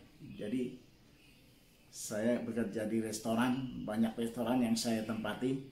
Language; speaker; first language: Indonesian; non-native, local second language; Javanese